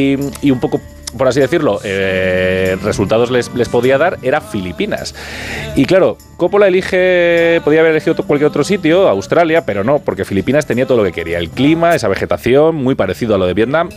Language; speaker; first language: Spanish; native; Spanish